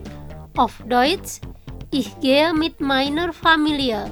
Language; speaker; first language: German; non-native, fluent; Indonesian